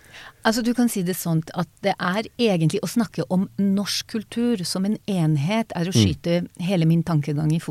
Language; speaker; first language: Norwegian; non-native, fluent; Hebrew